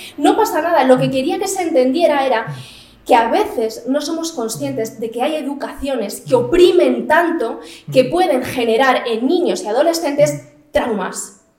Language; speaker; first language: Spanish; early bilingual, other home language; Arabic